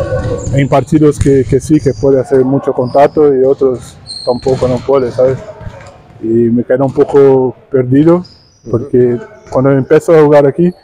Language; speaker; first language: Spanish; non-native, learner; Portuguese